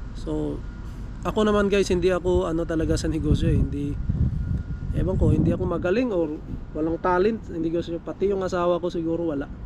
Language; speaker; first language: Filipino; native; Filipino